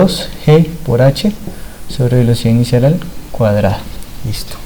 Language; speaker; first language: Spanish; native; Spanish